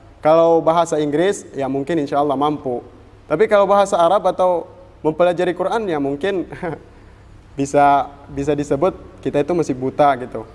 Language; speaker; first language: Indonesian; non-native, fluent; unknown